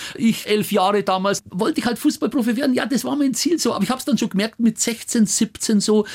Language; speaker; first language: German; native; German